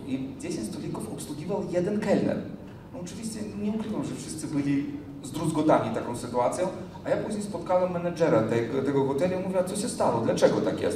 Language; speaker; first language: Polish; non-native, fluent; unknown